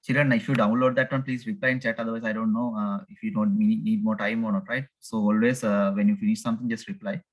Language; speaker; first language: English; non-native, local second language; Sinhala